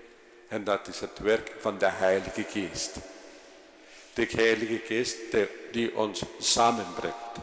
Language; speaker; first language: Dutch; non-native, fluent; Spanish